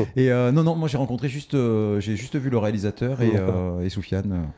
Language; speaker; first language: French; native; French